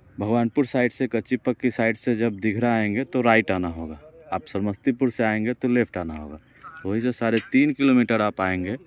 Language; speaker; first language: Hindi; native; Hindi